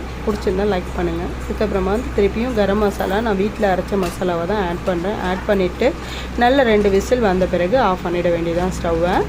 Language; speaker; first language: Tamil; native; Tamil